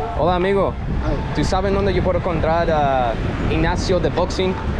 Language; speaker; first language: Spanish; non-native, learner; English